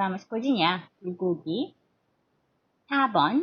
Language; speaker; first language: Portuguese; non-native, learner; Korean